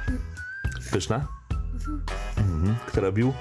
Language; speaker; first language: Polish; native; Polish